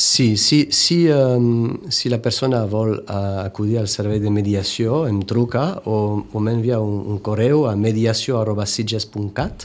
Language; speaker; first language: Catalan; non-native, fluent; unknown